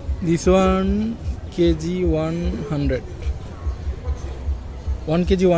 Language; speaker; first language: English; non-native, learner; Bangla